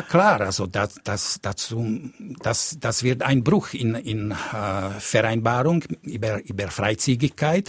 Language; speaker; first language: German; non-native, fluent; Slovak